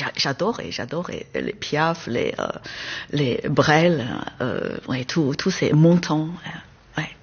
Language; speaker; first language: French; non-native, fluent; Chinese